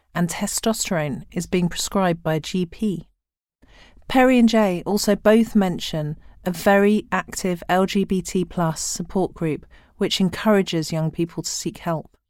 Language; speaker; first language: English; native; English